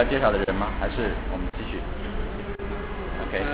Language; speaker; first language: Chinese; native; Chinese